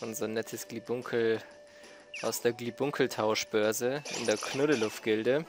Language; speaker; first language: German; native; German